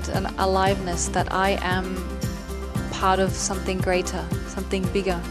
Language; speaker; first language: English; non-native, fluent; German